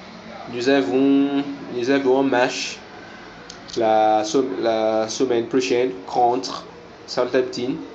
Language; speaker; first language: French; non-native, learner; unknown